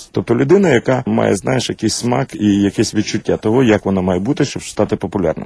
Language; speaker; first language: Ukrainian; native; Ukrainian